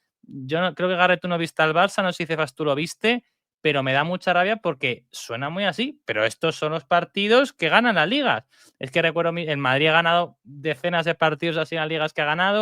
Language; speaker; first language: Spanish; native; Spanish